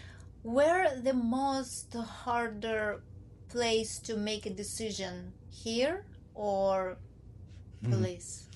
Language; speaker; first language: English; non-native, learner; Ukrainian